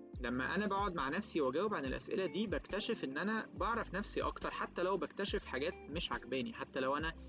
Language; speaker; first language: Arabic; native; Arabic